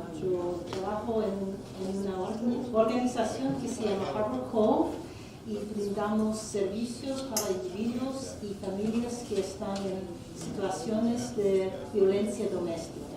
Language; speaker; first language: Spanish; non-native, fluent; English